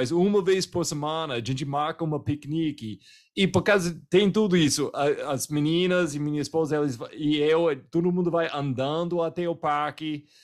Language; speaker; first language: Portuguese; non-native, fluent; English